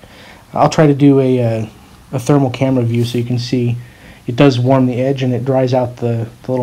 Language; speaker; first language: English; native; English